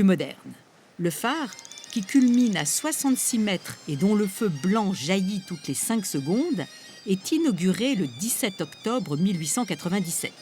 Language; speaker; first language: French; native; French